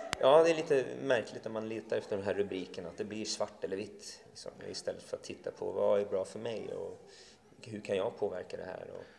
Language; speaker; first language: Swedish; early bilingual, other home language; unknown